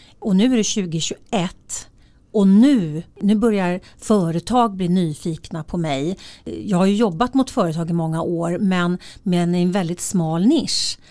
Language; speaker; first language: Swedish; native; Swedish